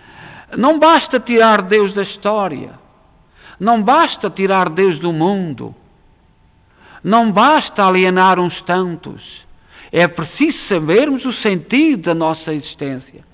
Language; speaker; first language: Portuguese; native; Portuguese